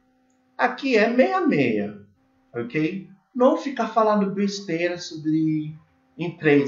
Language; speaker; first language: Portuguese; non-native, learner; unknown